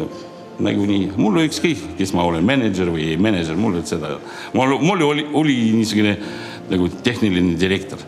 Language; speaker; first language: Estonian; non-native, local second language; Russian